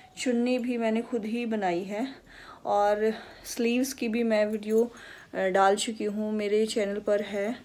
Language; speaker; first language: Hindi; native; Hindi